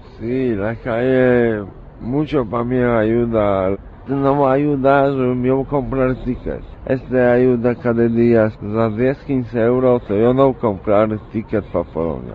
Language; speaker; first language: Spanish; non-native, learner; Polish